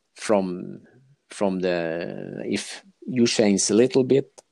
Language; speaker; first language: English; non-native, fluent; Swedish